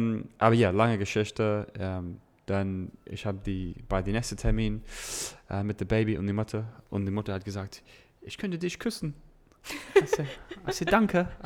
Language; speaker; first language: German; non-native, learner; English